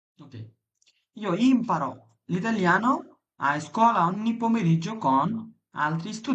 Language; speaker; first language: Italian; non-native, fluent; Bangla